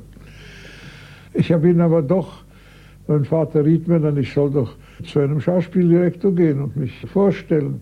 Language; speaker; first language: German; native; German